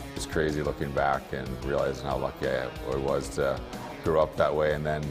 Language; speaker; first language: English; native; English